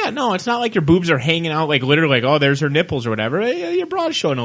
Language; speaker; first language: English; native; English